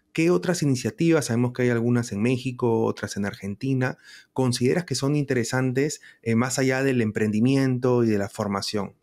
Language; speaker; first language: Spanish; native; Spanish